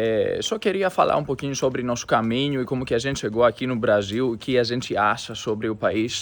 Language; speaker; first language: Portuguese; non-native, fluent; Greek